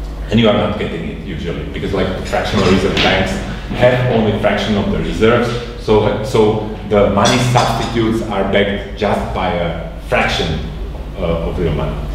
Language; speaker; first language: English; non-native, fluent; Slovak